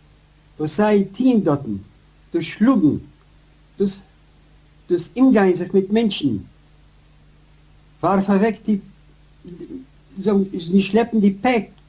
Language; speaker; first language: German; non-native, learner; Yiddish